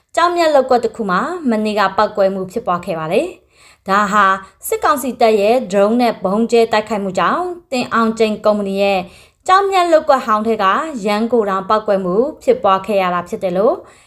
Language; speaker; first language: Burmese; native; Burmese